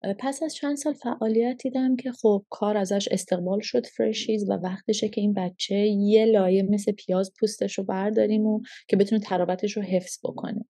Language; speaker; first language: Persian; early bilingual, heritage; Persian